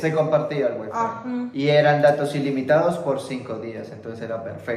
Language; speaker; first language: Spanish; native; Spanish